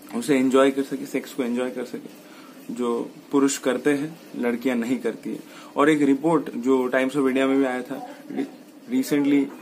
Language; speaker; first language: Hindi; non-native, local second language; Bangla